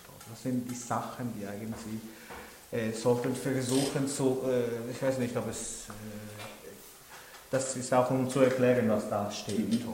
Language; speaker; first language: German; non-native, local second language; French